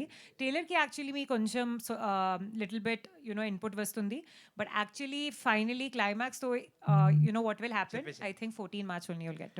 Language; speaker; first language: Telugu; non-native, learner; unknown